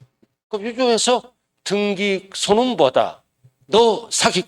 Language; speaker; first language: Korean; native; Korean